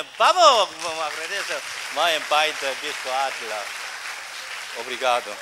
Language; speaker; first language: Portuguese; non-native, learner; Korean